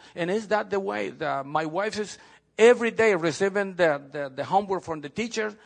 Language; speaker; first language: English; non-native, fluent; Spanish